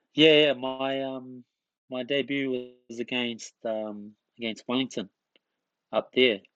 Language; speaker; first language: English; early bilingual, other home language; Tongan